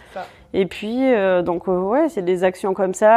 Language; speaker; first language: French; native; French